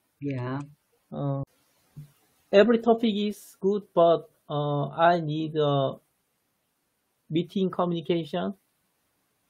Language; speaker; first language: English; non-native, learner; Korean